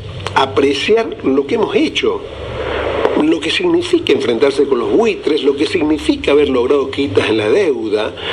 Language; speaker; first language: Spanish; native; Spanish